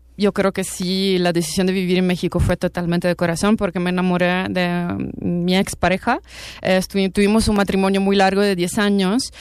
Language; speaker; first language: Spanish; non-native, fluent; Italian